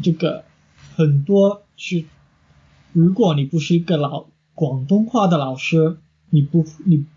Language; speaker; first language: Chinese; non-native, fluent; English